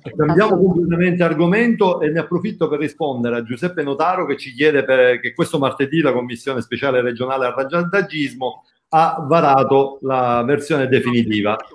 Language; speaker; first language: Italian; native; Italian